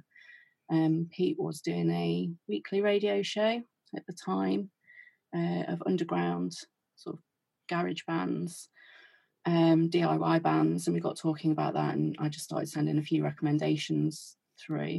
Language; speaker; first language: English; native; English